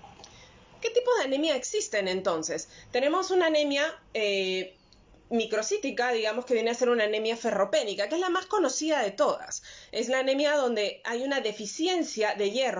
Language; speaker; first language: Spanish; native; Spanish